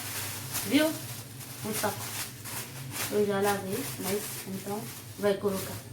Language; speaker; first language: Portuguese; non-native, learner; Haitian Creole